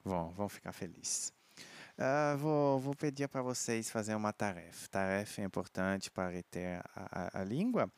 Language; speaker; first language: Portuguese; non-native, fluent; French